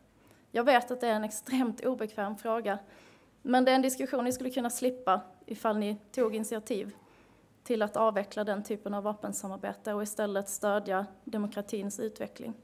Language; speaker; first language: Swedish; native; Swedish